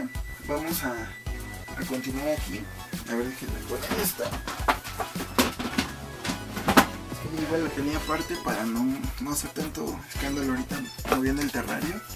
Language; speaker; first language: Spanish; native; Spanish